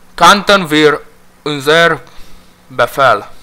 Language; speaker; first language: German; non-native, learner; Romanian